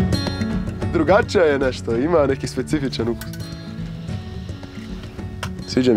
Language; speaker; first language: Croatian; non-native, fluent; Portuguese